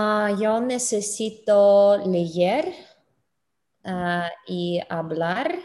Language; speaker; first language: Spanish; non-native, learner; English